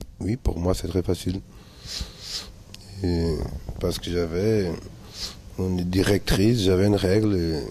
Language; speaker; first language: French; non-native, learner; Portuguese